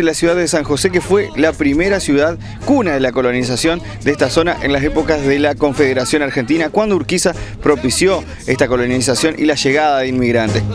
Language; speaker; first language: Spanish; native; Spanish